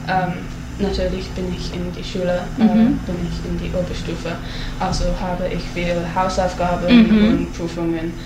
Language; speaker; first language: German; non-native, learner; English